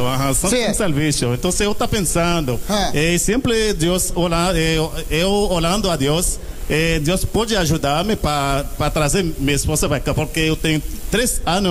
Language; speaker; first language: Portuguese; non-native, learner; Haitian Creole